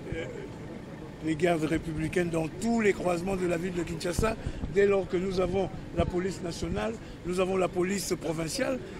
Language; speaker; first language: French; non-native, local second language; Kongo